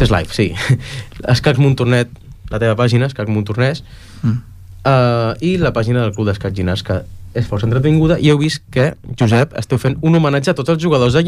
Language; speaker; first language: Catalan; native; Catalan